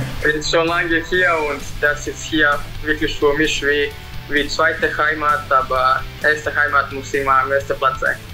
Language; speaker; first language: German; non-native, fluent; Serbian